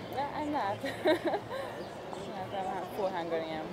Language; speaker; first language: English; non-native, learner; Hungarian